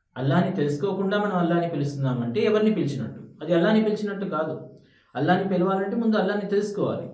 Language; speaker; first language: Telugu; non-native, local second language; Urdu